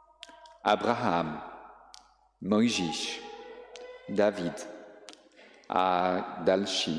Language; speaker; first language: Czech; non-native, fluent; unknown